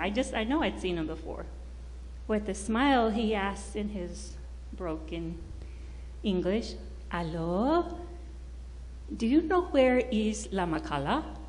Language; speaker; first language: English; early bilingual, other home language; Spanish